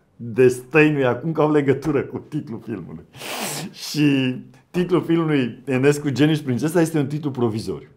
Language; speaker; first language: Romanian; native; Romanian